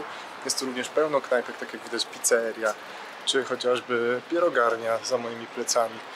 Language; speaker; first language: Polish; native; Polish